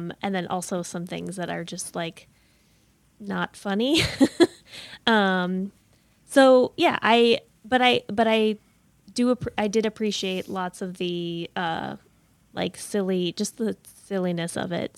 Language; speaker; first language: English; native; English